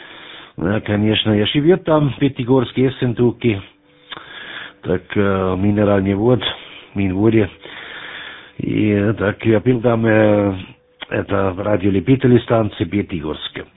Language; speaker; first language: Russian; non-native, learner; German